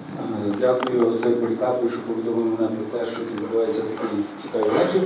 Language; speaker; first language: Ukrainian; native; Ukrainian